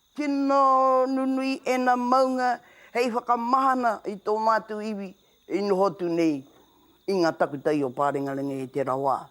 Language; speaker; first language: Māori; native; Māori